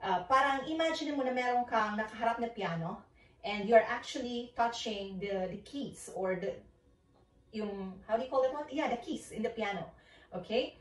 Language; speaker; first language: English; non-native, local second language; Filipino